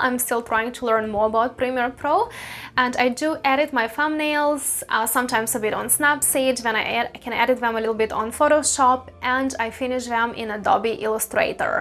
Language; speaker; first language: English; non-native, fluent; Russian